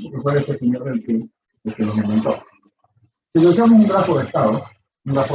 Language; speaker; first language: Spanish; native; Spanish